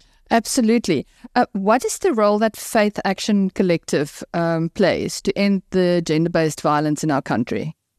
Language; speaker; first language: English; non-native, local second language; Afrikaans